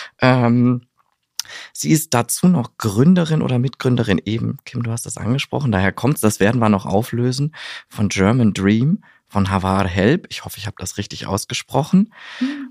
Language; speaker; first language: German; native; German